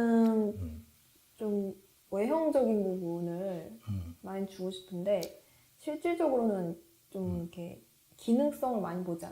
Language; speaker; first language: Korean; native; Korean